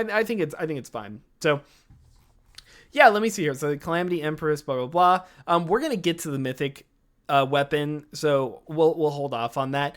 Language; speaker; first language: English; native; English